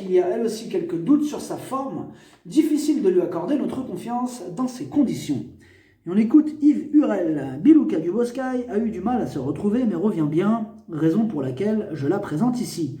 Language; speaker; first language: French; native; French